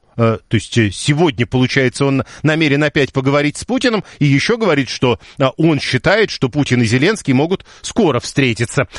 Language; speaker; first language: Russian; native; Russian